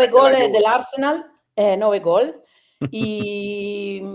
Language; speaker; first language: Spanish; non-native, learner; Italian